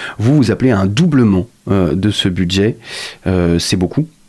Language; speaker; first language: French; native; French